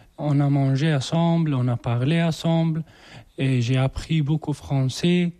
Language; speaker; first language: French; non-native, learner; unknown